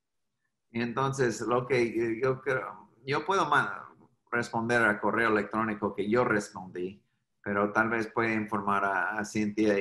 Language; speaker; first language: Spanish; non-native, fluent; English